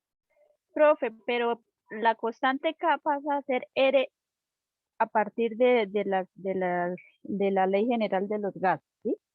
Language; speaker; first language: Spanish; native; Spanish